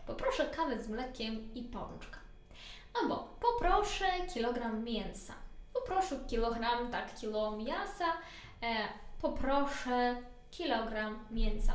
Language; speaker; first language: Polish; non-native, learner; Ukrainian